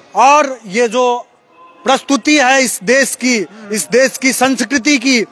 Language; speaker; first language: Hindi; native; Hindi